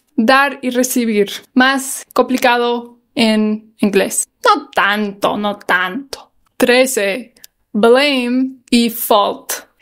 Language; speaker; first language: Spanish; non-native, fluent; English